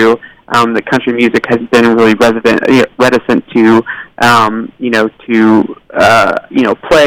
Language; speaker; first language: English; native; English